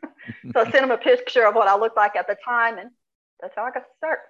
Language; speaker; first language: English; native; English